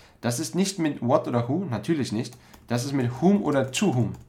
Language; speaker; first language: German; native; German